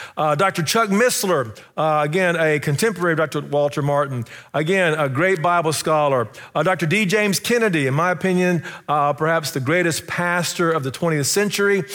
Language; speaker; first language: English; native; English